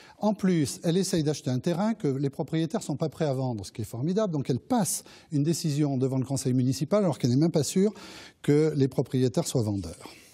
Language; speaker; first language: French; native; French